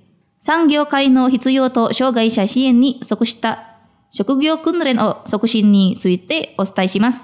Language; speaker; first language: Japanese; non-native, fluent; Indonesian